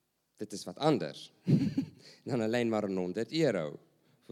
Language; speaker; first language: Dutch; non-native, learner; English